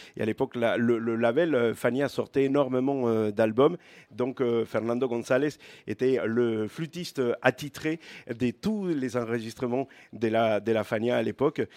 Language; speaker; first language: French; non-native, fluent; Spanish